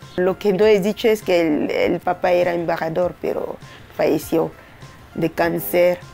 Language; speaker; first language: Spanish; non-native, fluent; French